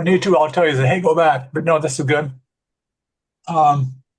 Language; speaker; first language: English; native; English